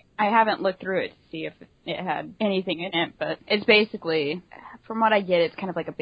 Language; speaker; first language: English; native; English